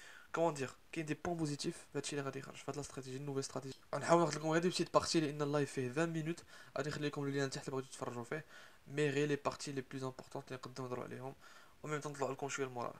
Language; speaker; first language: French; non-native, local second language; Arabic